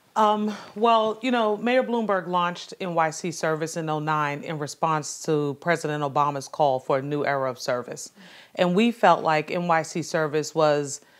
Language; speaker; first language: English; native; English